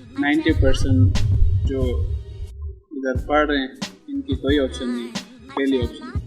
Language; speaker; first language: Urdu; non-native, local second language; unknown